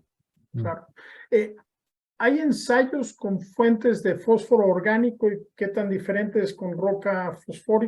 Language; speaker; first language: Spanish; native; Spanish